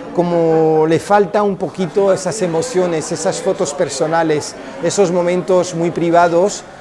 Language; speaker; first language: Spanish; early bilingual, heritage; Spanish